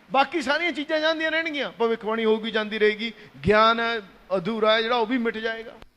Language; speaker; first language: Hindi; non-native, local second language; Punjabi